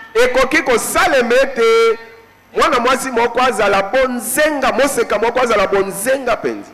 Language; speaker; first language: Lingala; native; Lingala